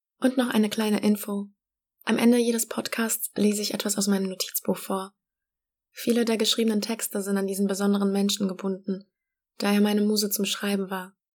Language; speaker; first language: German; early bilingual, other home language; Polish